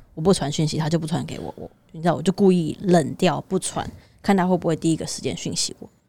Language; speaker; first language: Chinese; native; Chinese